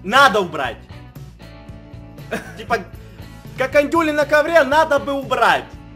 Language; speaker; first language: Russian; native; Russian